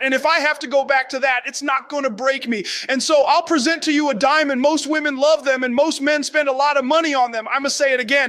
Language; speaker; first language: English; native; English